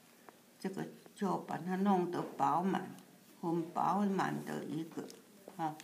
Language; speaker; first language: Chinese; native; Chinese